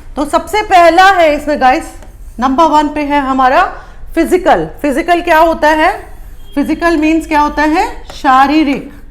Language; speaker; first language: Hindi; native; Hindi